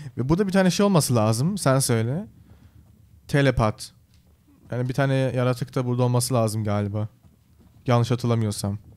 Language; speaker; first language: Turkish; early bilingual, heritage; Turkish